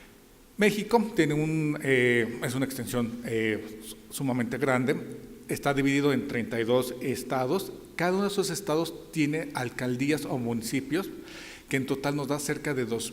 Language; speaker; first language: Spanish; native; Spanish